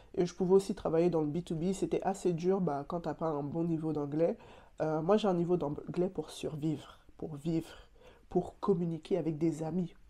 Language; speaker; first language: French; native; French